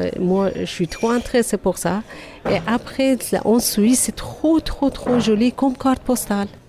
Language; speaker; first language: French; non-native, learner; Persian